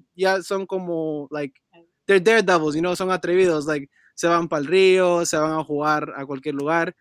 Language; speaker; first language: Spanish; early bilingual, heritage; Spanish